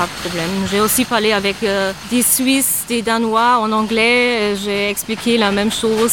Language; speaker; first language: French; non-native, learner; German